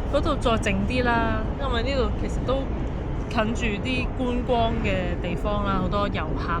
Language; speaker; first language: Cantonese; native; Cantonese